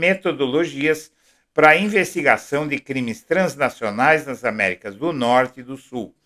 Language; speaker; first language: Portuguese; native; Portuguese